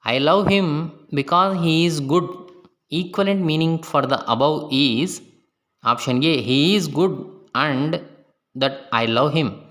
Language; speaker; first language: English; non-native, local second language; Telugu